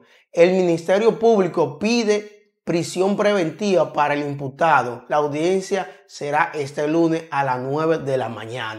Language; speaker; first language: Spanish; native; Spanish